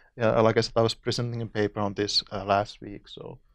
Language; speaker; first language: English; non-native, fluent; Finnish